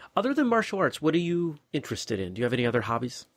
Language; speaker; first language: English; native; English